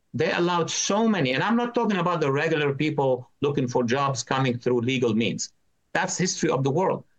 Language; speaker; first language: English; non-native, fluent; Arabic